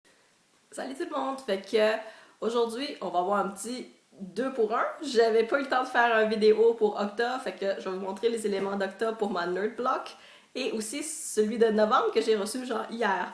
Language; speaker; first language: French; native; French